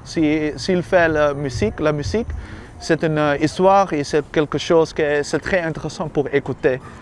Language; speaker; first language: French; non-native, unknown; Dutch